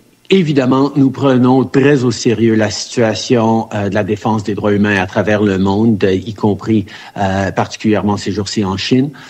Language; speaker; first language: French; early bilingual, heritage; French